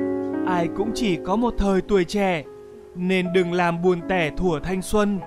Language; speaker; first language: Vietnamese; native; Vietnamese